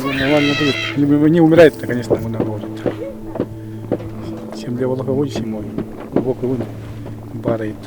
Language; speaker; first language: Russian; non-native, local second language; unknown